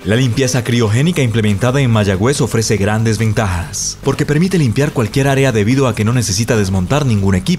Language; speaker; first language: Spanish; native; Spanish